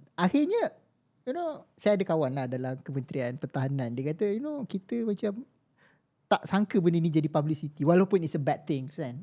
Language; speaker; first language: Malay; native; Malay